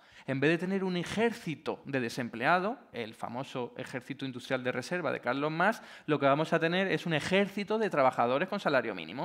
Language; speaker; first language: Spanish; native; Spanish